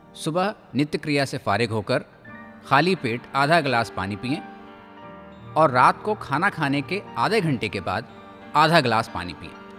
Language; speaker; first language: Hindi; native; Hindi